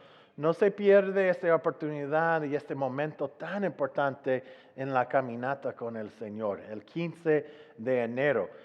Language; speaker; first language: Spanish; non-native, fluent; English